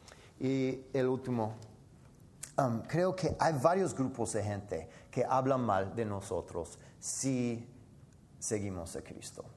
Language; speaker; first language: Spanish; non-native, fluent; English